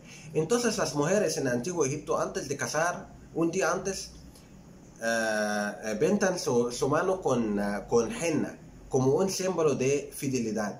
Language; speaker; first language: Spanish; non-native, fluent; Arabic